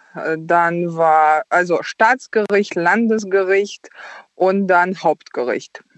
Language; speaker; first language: German; early bilingual, other home language; Ukrainian